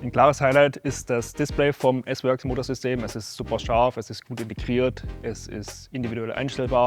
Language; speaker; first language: German; native; German